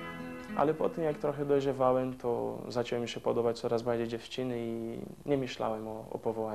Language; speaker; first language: Polish; non-native, fluent; Portuguese